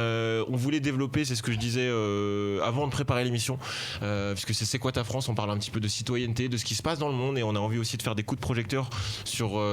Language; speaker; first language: French; native; French